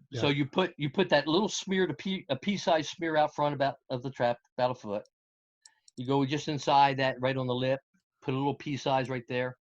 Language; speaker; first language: English; native; English